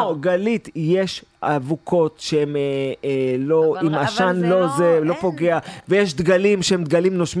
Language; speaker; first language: Hebrew; native; Hebrew